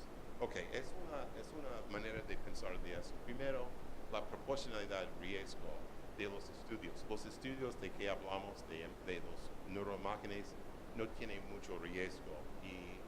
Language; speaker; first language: Spanish; non-native, learner; English